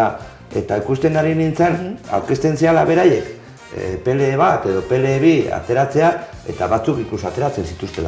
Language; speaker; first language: Basque; non-native, local second language; Spanish